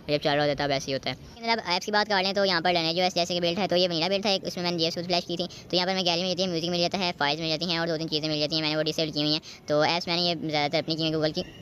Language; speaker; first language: Urdu; native; Urdu